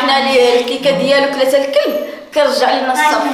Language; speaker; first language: Arabic; native; Arabic